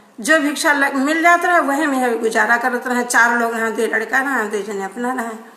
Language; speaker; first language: Hindi; native; Hindi